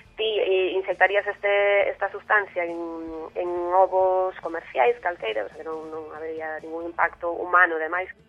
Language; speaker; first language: Galician; non-native, local second language; Spanish